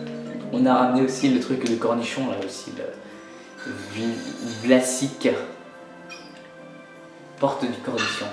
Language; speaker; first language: French; native; French